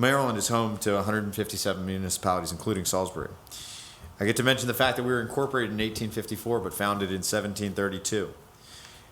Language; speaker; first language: English; native; English